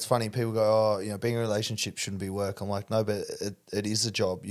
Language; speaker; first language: English; native; English